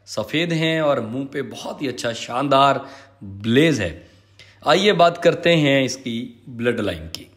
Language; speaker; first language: Hindi; non-native, local second language; Punjabi